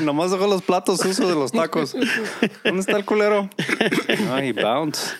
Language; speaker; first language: Spanish; early bilingual, heritage; Spanish